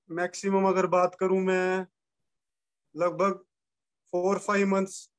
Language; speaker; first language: Hindi; native; Hindi